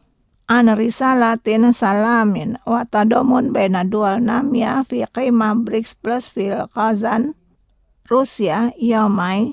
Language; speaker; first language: Arabic; non-native, learner; Indonesian